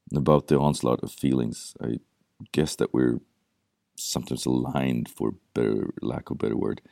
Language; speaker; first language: English; non-native, fluent; Swedish